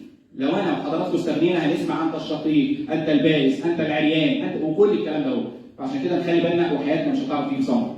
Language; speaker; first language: Arabic; native; Arabic